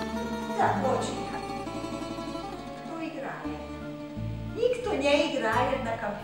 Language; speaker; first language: Russian; non-native, fluent; Hungarian